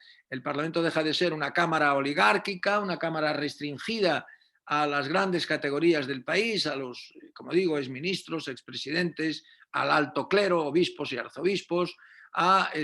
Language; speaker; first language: Spanish; native; Spanish